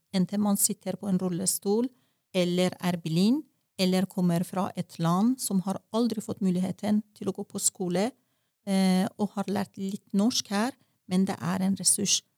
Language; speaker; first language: Norwegian; non-native, fluent; Persian